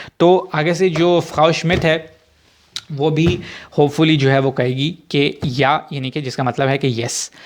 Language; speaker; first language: Urdu; native; Urdu